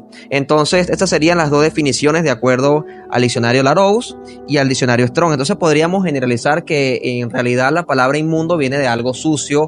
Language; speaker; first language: Spanish; native; Spanish